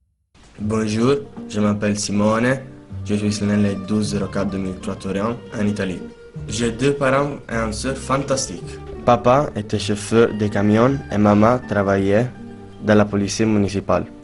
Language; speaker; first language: French; non-native, learner; Italian